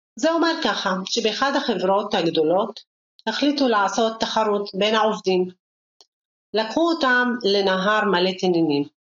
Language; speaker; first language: Hebrew; non-native, local second language; Arabic